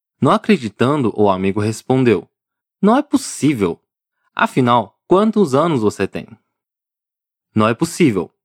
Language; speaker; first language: Portuguese; non-native, fluent; Chinese